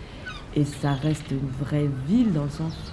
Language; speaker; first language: French; native; French